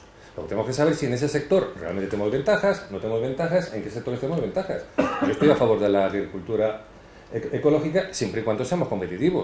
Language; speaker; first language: Spanish; native; Spanish